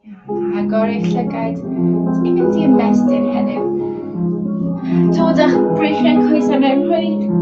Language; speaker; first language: Welsh; non-native, local second language; English